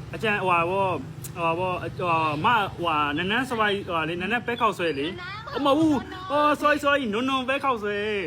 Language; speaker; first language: Burmese; non-native, local second language; Shan